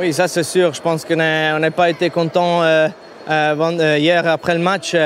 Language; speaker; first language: French; non-native, fluent; Italian